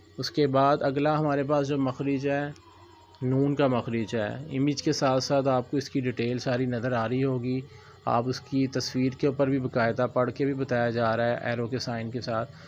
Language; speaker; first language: Urdu; native; Urdu